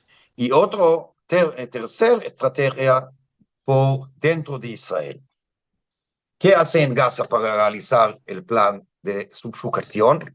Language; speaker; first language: Spanish; non-native, fluent; Hebrew